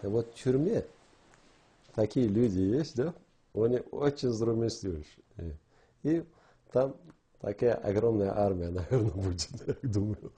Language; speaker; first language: Russian; non-native, local second language; Kyrgyz